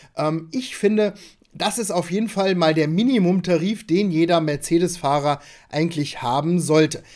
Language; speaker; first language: German; native; German